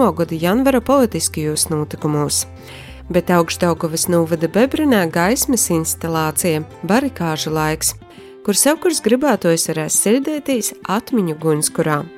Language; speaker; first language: Latvian; native; Latvian